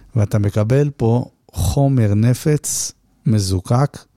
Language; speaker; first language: Hebrew; native; Hebrew